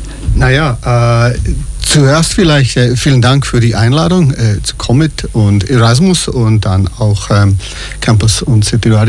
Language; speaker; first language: German; non-native, fluent; English